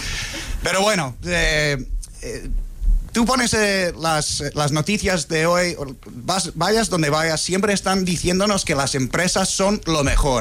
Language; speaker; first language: Spanish; non-native, fluent; English